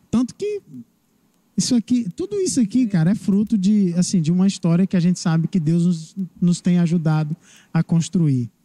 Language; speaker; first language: Portuguese; native; Portuguese